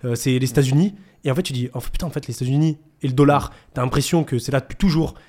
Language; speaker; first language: French; native; French